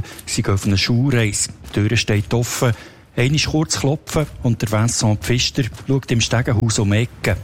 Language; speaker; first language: German; native; German